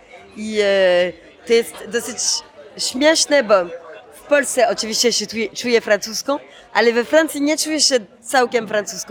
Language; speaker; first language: Polish; early bilingual, heritage; Polish